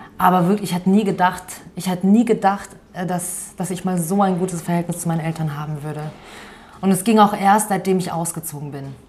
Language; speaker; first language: German; early bilingual, other home language; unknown